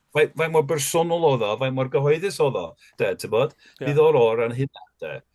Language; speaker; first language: Welsh; native; Welsh